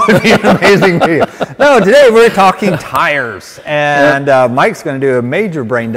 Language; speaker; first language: English; native; English